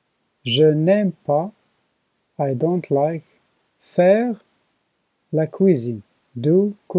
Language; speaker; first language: French; non-native, learner; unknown